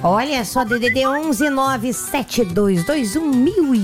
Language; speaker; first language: Portuguese; native; Portuguese